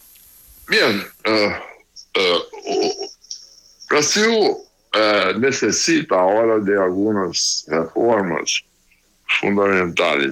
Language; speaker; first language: Spanish; non-native, learner; Portuguese